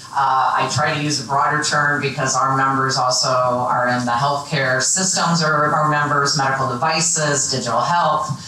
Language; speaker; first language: English; native; English